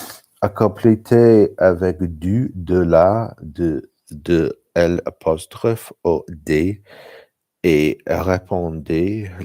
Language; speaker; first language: French; non-native, learner; English